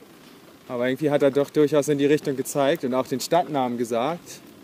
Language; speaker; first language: German; native; German